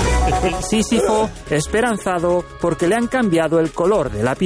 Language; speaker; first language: Spanish; native; Spanish